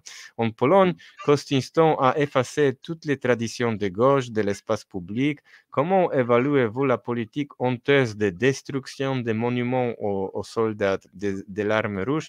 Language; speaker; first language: French; non-native, fluent; Polish